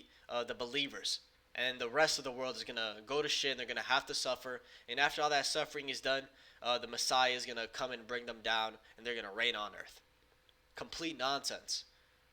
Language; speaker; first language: English; native; English